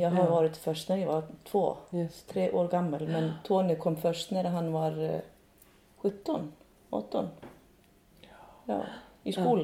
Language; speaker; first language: Swedish; non-native, fluent; Icelandic